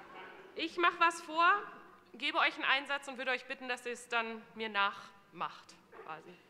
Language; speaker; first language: German; native; German